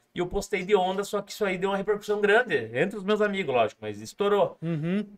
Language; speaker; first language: Portuguese; native; Portuguese